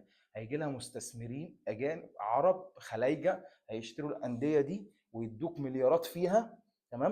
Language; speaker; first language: Arabic; native; Arabic